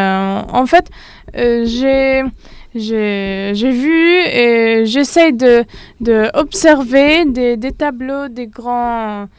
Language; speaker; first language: French; non-native, learner; Arabic